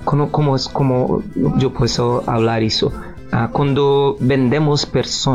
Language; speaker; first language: Spanish; non-native, learner; Portuguese